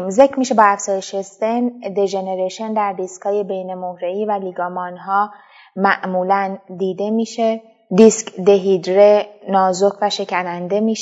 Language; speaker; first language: Persian; native; Persian